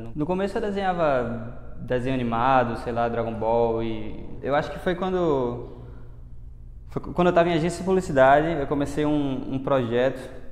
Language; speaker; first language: Portuguese; native; Portuguese